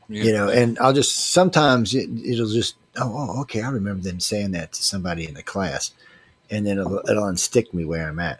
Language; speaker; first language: English; native; English